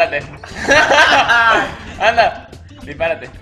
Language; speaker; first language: Spanish; native; Spanish